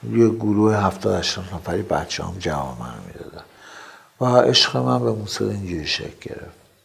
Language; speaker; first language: Persian; non-native, local second language; Azerbaijani